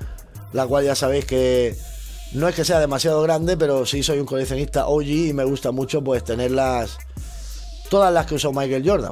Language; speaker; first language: Spanish; native; Spanish